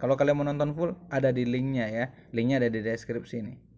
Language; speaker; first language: Indonesian; native; Indonesian